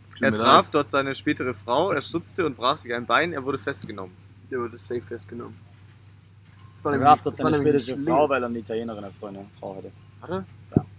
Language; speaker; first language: German; native; German